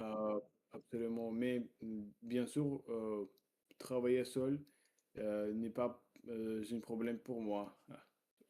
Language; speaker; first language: French; non-native, learner; Russian